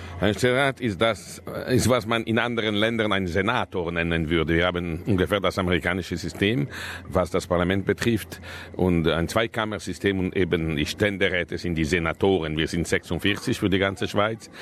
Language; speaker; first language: German; non-native, local second language; Italian